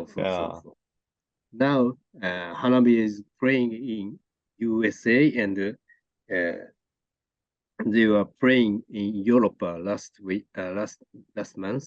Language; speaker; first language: English; non-native, learner; Japanese